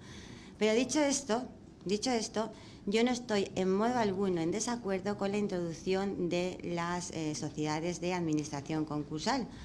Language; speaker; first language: Spanish; native; Spanish